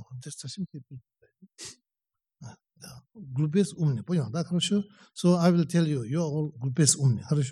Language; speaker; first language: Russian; non-native, learner; Tibetan